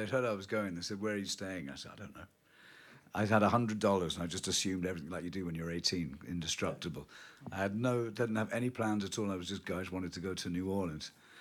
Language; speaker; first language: English; native; English